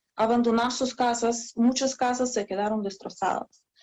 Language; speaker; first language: Spanish; non-native, fluent; Russian